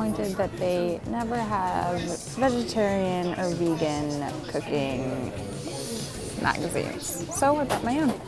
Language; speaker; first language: English; native; English